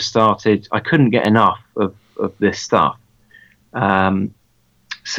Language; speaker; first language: English; native; English